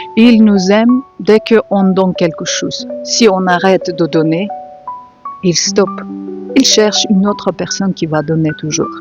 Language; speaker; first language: French; non-native, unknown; Ukrainian